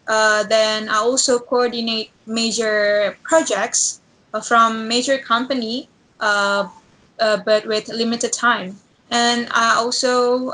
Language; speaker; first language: English; non-native, learner; Indonesian